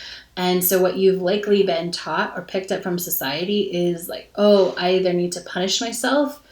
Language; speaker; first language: English; native; English